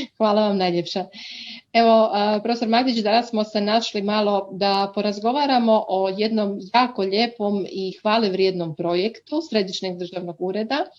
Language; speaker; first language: Croatian; native; Croatian